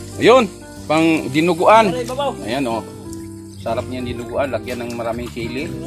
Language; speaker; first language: Filipino; non-native, local second language; Cebuano